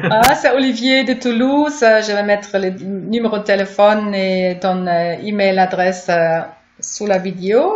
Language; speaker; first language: French; non-native, fluent; German